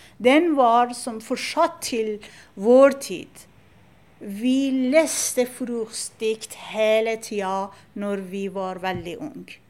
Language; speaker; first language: Norwegian; non-native, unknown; Persian